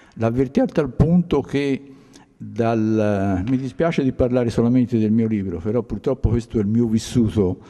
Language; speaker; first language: Italian; native; Italian